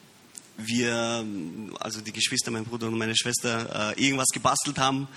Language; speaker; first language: German; early bilingual, heritage; Romanian